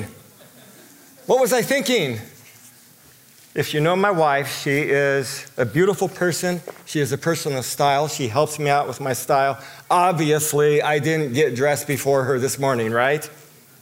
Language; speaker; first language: English; native; English